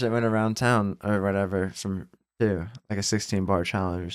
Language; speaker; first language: English; native; English